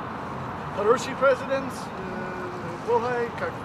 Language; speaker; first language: Russian; non-native, learner; English